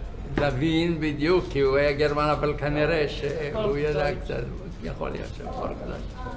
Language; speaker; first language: Hebrew; non-native, fluent; Yiddish